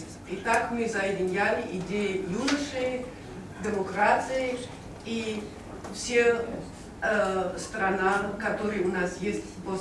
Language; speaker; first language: Russian; non-native, learner; German